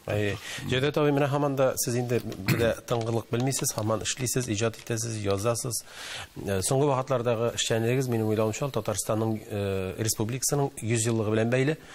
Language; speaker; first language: Tatar; native; Tatar